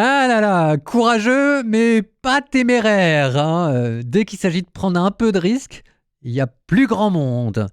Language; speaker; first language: French; native; French